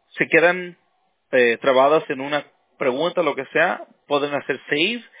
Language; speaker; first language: Spanish; early bilingual, heritage; Spanish